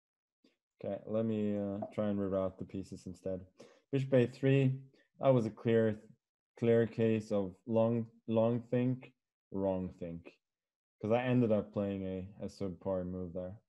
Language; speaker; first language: English; non-native, fluent; Norwegian